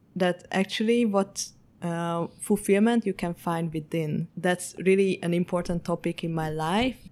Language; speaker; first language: English; early bilingual, heritage; Hungarian